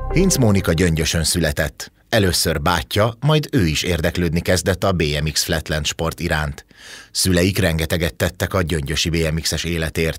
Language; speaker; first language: Hungarian; native; Hungarian